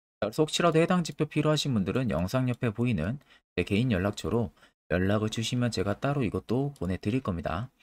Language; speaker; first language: Korean; native; Korean